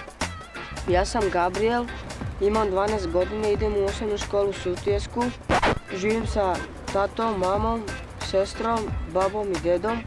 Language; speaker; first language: Serbian; non-native, local second language; Romany